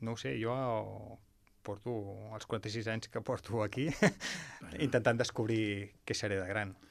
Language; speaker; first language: Catalan; non-native, local second language; Spanish